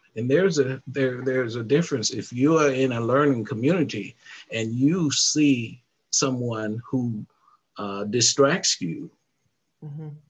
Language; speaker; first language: English; native; English